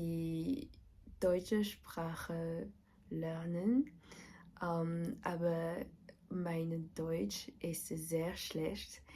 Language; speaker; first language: German; non-native, learner; French